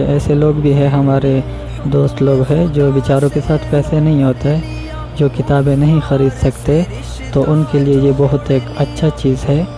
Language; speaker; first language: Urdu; non-native, local second language; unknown